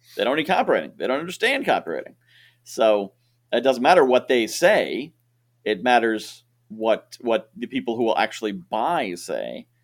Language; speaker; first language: English; native; English